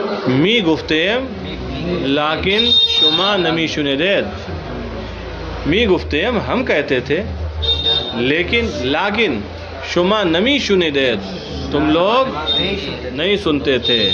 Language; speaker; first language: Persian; non-native, fluent; Urdu